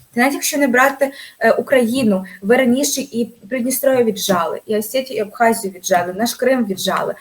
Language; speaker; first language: Ukrainian; native; Ukrainian